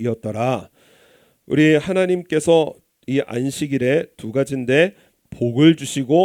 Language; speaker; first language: Korean; native; Korean